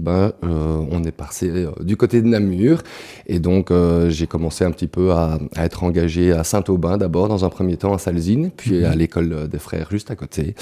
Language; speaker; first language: French; native; French